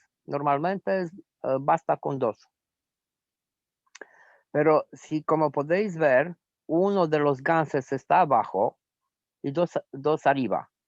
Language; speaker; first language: Spanish; non-native, fluent; Romanian